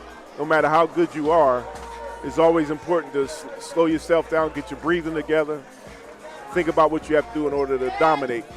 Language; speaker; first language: English; native; English